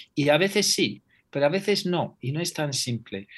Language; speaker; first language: Spanish; non-native, fluent; English